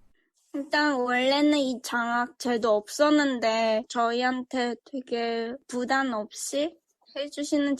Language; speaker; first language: Korean; early bilingual, other home language; Chinese